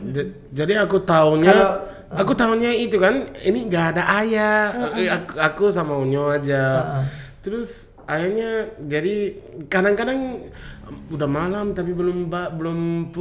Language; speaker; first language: Indonesian; non-native, learner; Japanese